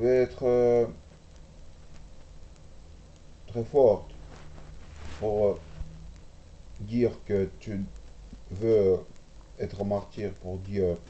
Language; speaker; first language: French; non-native, learner; Russian